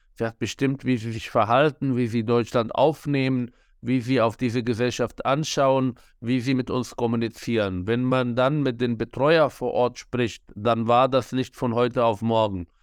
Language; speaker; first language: German; non-native, fluent; Arabic